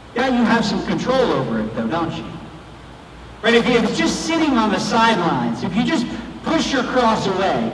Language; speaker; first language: English; native; English